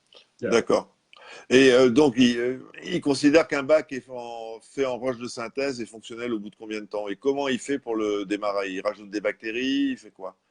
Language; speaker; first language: French; native; French